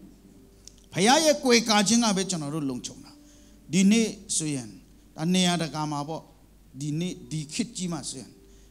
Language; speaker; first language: Burmese; non-native, local second language; Kachin